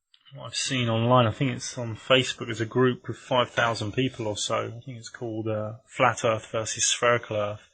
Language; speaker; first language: English; native; English